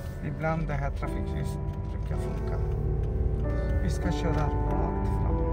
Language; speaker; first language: Swedish; non-native, learner; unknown